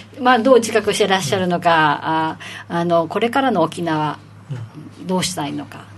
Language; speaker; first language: Japanese; native; Japanese